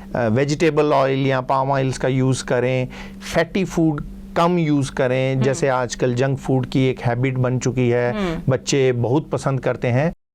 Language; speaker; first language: Hindi; native; Hindi